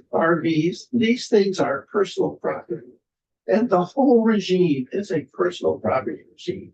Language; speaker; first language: English; native; English